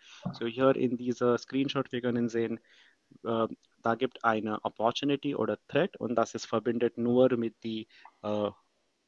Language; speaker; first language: German; non-native, fluent; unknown